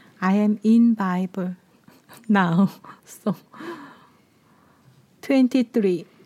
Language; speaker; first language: English; non-native, learner; Korean